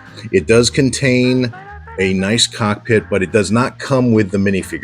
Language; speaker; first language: English; native; English